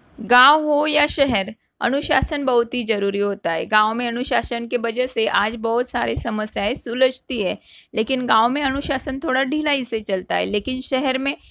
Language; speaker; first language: Hindi; non-native, local second language; Marathi